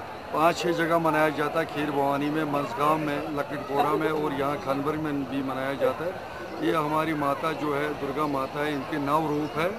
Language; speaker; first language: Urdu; non-native, local second language; Kashmiri